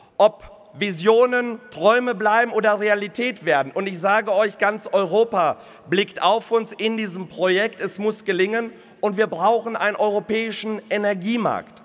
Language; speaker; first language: German; early bilingual, other home language; Polish